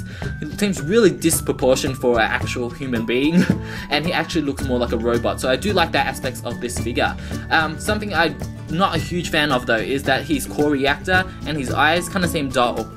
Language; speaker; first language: English; native; English